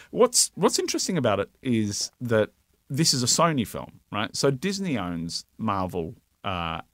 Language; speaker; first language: English; native; English